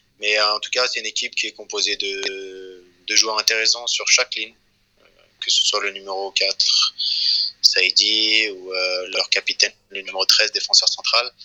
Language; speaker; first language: French; early bilingual, other home language; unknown